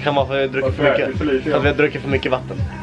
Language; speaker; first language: Swedish; native; Swedish